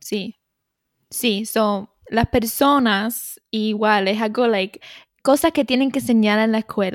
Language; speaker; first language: Spanish; early bilingual, heritage; Spanish